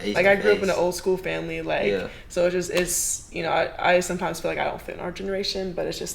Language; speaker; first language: English; native; English